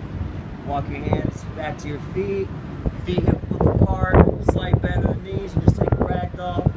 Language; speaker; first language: English; native; English